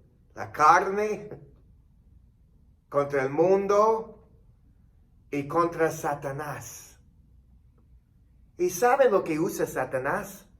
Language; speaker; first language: Spanish; non-native, fluent; English